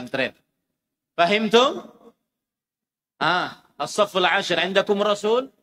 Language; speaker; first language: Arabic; non-native, fluent; Indonesian